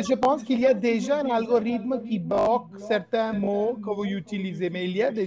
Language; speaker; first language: French; non-native, fluent; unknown